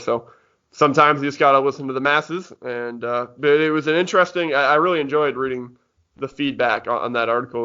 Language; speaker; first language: English; native; English